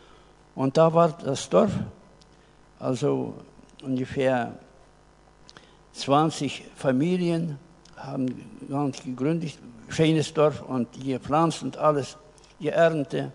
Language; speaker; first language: German; early bilingual, heritage; German